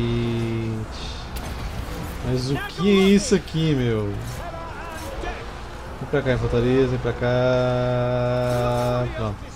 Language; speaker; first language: Portuguese; native; Portuguese